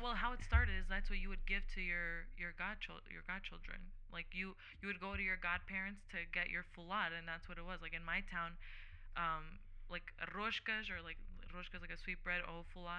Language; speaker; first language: English; early bilingual, other home language; Portuguese